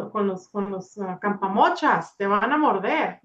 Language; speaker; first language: Spanish; early bilingual, heritage; Spanish